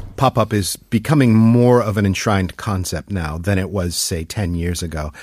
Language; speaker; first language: English; native; English